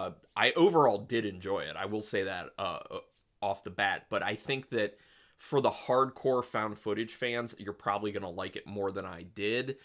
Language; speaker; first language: English; native; English